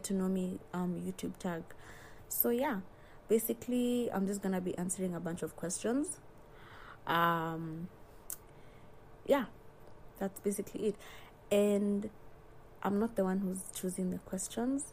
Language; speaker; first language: English; non-native, local second language; Swahili